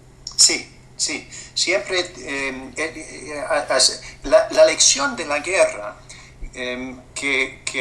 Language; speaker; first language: Spanish; non-native, fluent; English